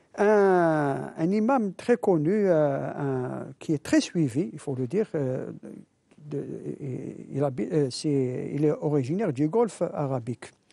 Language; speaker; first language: French; non-native, local second language; Arabic